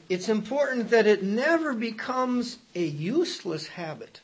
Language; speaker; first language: English; native; English